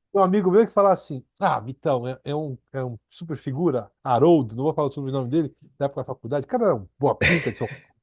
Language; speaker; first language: Portuguese; early bilingual, other home language; Korean